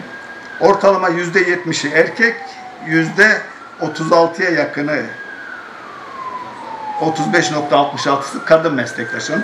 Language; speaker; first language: Turkish; native; Turkish